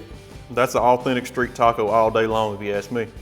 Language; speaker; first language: English; native; English